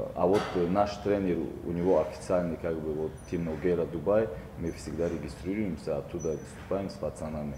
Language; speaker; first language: Russian; non-native, local second language; Tajik